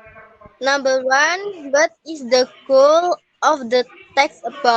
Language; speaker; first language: English; non-native, learner; Indonesian